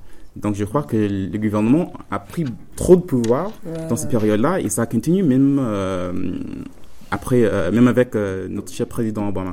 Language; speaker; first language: French; non-native, fluent; English